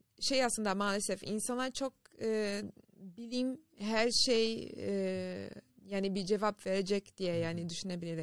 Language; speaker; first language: Turkish; non-native, learner; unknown